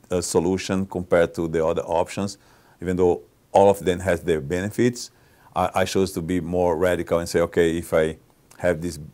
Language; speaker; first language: English; non-native, fluent; Portuguese